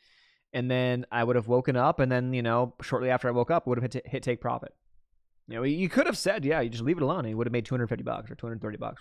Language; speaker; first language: English; native; English